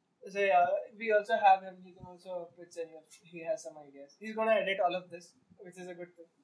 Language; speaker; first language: English; non-native, local second language; Marathi